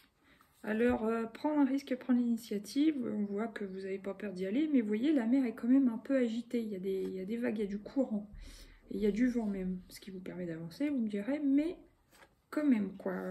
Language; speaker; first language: French; native; French